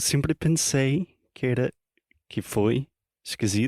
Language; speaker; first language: Portuguese; non-native, fluent; English